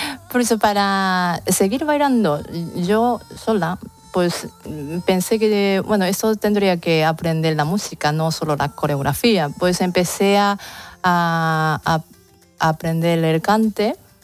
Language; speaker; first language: Spanish; non-native, fluent; Japanese